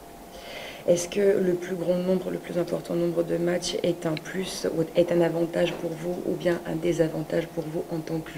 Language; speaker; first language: French; non-native, fluent; Bulgarian